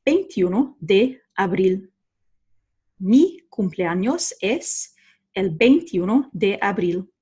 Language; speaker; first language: Spanish; non-native, fluent; English